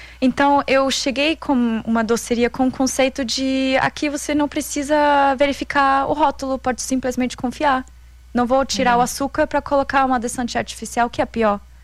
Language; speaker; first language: Portuguese; non-native, fluent; German